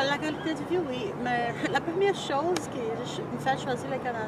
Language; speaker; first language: French; non-native, fluent; Portuguese